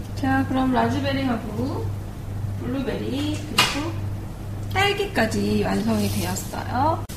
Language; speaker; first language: Korean; native; Korean